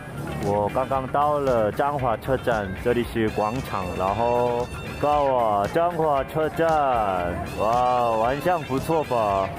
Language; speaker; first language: Chinese; non-native, fluent; Korean